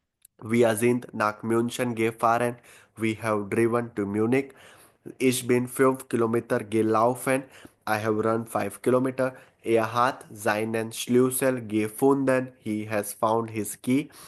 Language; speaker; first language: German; non-native, fluent; Hindi